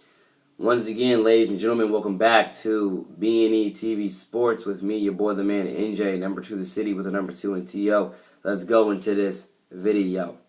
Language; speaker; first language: English; native; English